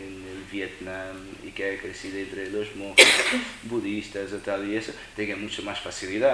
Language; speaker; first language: Spanish; non-native, fluent; Portuguese